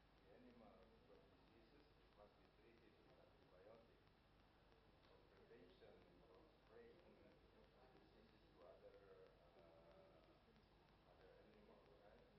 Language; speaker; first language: English; non-native, fluent; Indonesian